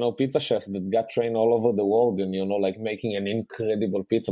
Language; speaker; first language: English; non-native, fluent; Hebrew